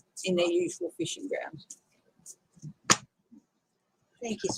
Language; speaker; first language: English; native; English